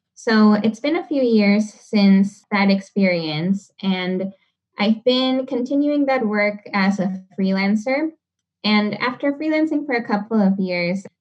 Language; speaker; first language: English; non-native, fluent; Spanish